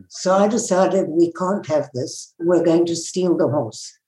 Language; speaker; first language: English; native; English